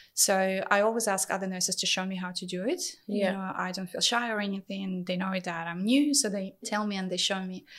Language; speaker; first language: English; non-native, fluent; Ukrainian